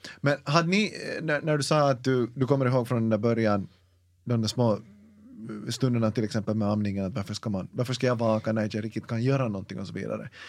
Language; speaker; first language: Swedish; native; Swedish